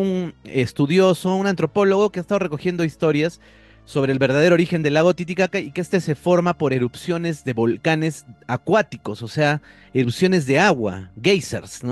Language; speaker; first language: Spanish; native; Spanish